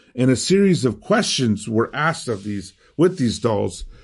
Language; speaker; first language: English; early bilingual, other home language; Spanish